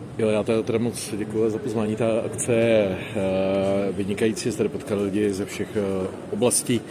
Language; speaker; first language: Czech; native; Czech